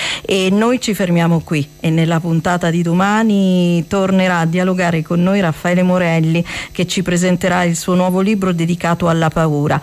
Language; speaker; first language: Italian; native; Italian